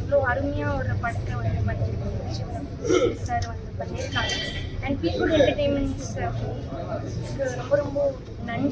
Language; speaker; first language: Tamil; native; Tamil